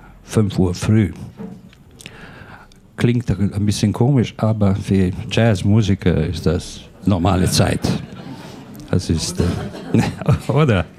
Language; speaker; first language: German; non-native, fluent; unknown